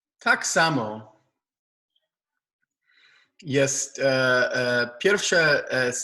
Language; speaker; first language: Polish; non-native, learner; Hebrew